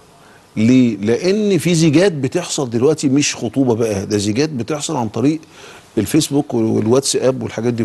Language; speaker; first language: Arabic; native; Arabic